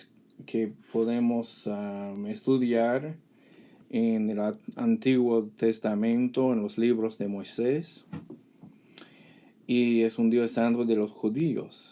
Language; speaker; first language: Spanish; non-native, fluent; English